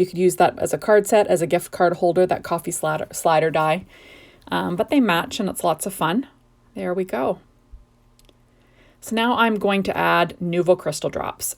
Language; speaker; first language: English; native; English